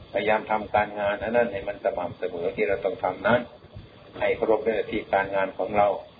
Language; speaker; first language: Thai; non-native, local second language; Lao